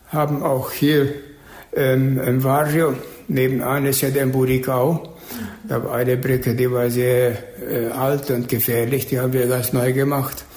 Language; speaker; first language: German; early bilingual, heritage; German